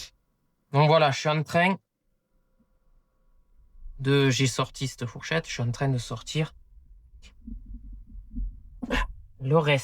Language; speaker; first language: French; native; French